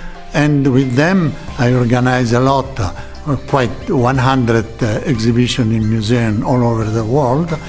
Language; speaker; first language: English; non-native, learner; Italian